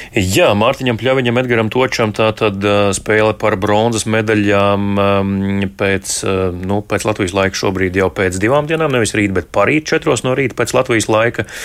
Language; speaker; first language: Latvian; native; Latvian